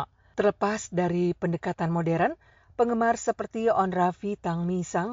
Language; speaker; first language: Indonesian; native; Indonesian